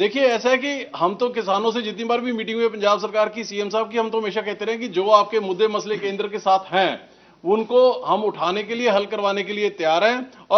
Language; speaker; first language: Hindi; non-native, local second language; Punjabi